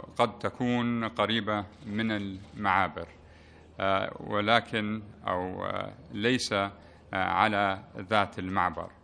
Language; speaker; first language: Arabic; native; Arabic